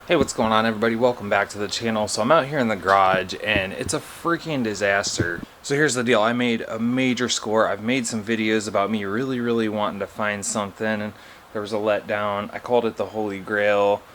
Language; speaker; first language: English; native; English